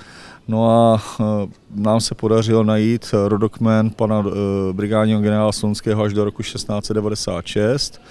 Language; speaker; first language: Czech; native; Czech